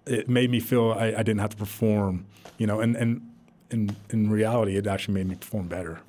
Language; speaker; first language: English; native; English